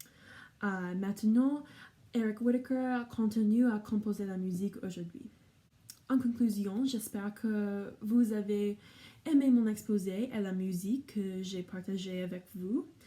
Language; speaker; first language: French; non-native, learner; English